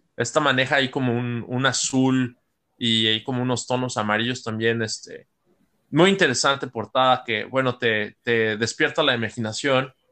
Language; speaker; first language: Spanish; native; Spanish